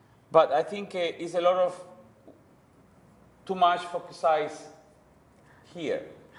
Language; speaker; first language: English; non-native, learner; Spanish